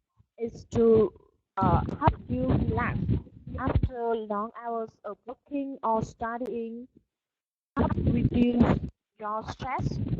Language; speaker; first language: English; non-native, learner; Vietnamese